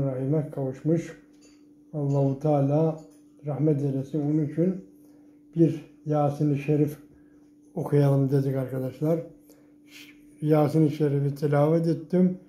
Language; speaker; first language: Turkish; native; Turkish